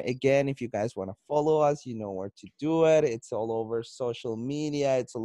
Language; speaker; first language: English; non-native, fluent; Spanish